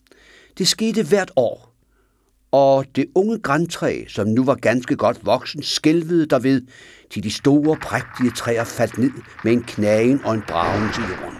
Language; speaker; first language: Danish; native; Danish